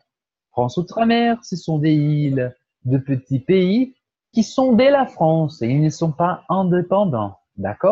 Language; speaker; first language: French; non-native, fluent; Portuguese